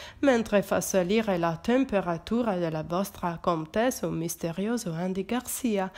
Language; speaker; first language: Italian; native; Italian